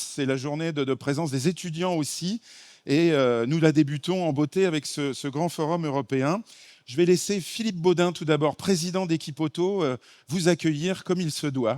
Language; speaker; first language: French; native; French